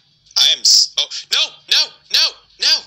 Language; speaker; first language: English; native; English